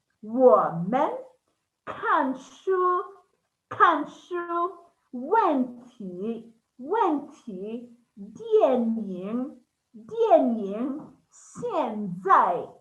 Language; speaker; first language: Chinese; non-native, fluent; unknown